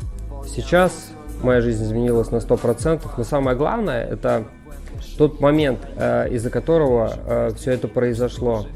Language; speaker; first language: Russian; native; Russian